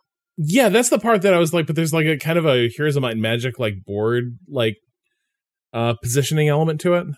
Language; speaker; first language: English; native; English